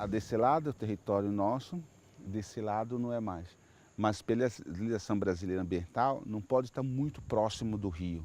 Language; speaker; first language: Portuguese; non-native, local second language; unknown